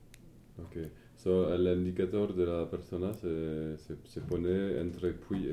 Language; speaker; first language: Spanish; non-native, fluent; French